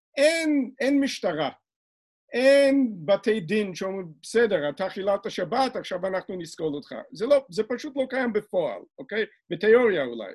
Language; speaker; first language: Hebrew; non-native, fluent; English